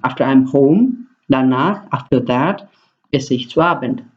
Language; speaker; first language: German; non-native, fluent; Nepali